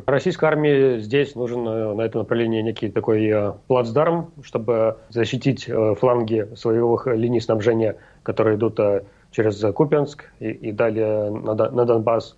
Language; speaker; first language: Russian; native; Russian